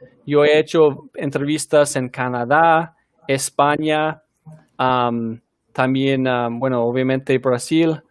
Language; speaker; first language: Spanish; non-native, fluent; English